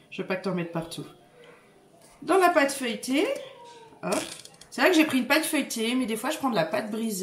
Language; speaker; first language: French; native; French